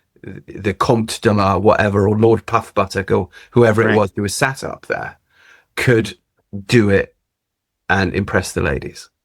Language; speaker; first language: English; native; English